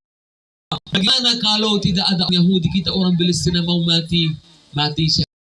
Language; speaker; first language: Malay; non-native, fluent; Arabic